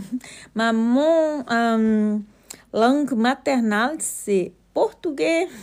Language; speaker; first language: French; non-native, learner; Portuguese